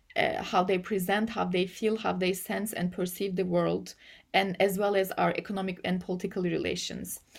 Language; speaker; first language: English; non-native, fluent; Turkish